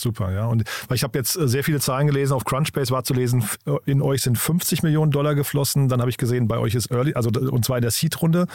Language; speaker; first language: German; native; German